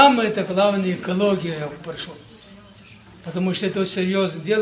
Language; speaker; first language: Russian; non-native, local second language; Tuvinian